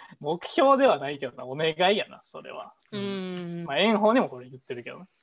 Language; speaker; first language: Japanese; native; Japanese